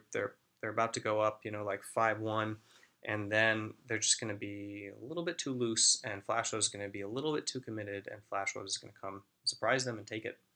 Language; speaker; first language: English; native; English